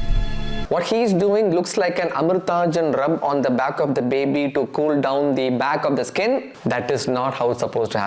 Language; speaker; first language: English; non-native, local second language; Tamil